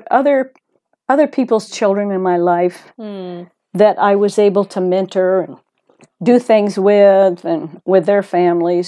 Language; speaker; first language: English; native; English